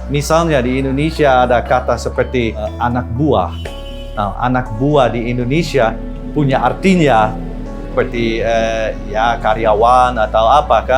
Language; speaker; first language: Indonesian; non-native, learner; Dutch